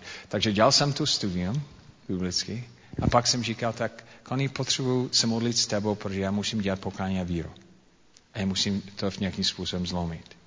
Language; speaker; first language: Czech; non-native, fluent; English